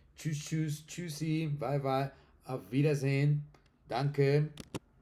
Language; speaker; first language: German; non-native, learner; Spanish